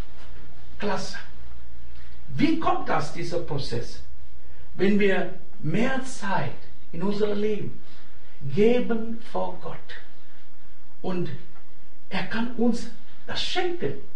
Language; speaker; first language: German; non-native, fluent; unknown